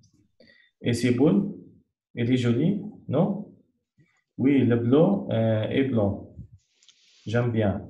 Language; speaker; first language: French; non-native, learner; Arabic